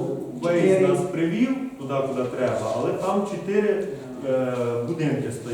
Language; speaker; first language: Ukrainian; native; Ukrainian